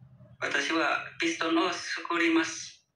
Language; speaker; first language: Japanese; non-native, learner; Indonesian